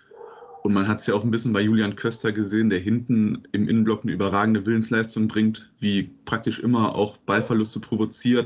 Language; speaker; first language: German; native; German